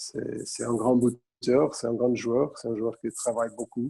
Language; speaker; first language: French; non-native, fluent; Portuguese